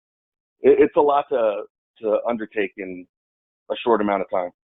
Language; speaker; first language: English; native; English